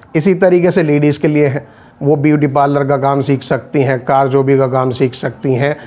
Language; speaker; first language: Hindi; native; Hindi